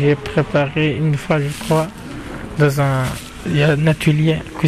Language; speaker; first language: French; non-native, learner; Pashto